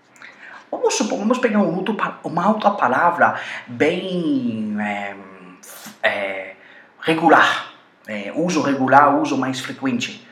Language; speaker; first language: Portuguese; non-native, fluent; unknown